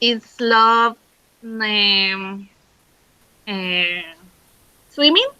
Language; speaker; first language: English; non-native, learner; Spanish